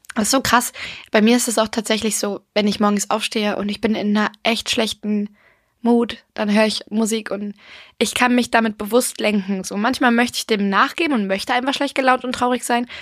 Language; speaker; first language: German; non-native, fluent; English